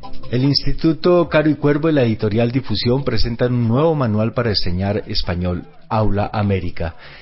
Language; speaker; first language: Spanish; native; Spanish